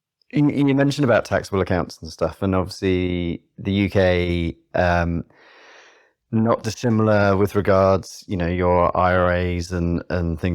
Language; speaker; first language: English; native; English